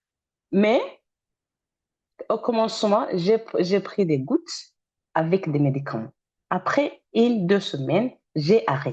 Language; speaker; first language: French; non-native, fluent; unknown